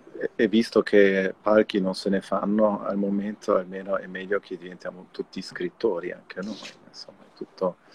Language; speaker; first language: Italian; non-native, fluent; German